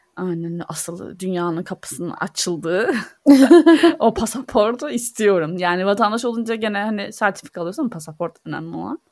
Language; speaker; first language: Turkish; native; Turkish